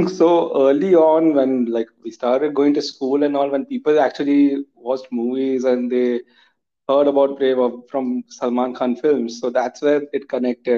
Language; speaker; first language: English; non-native, local second language; Hindi